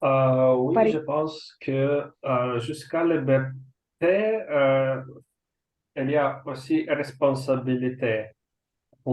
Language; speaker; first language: French; non-native, learner; Russian